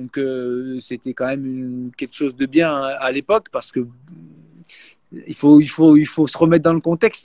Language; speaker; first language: French; native; French